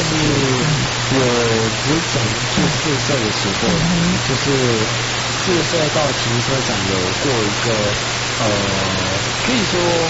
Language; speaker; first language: Chinese; non-native, fluent; Japanese